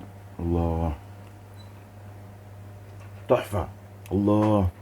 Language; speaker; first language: Arabic; native; Arabic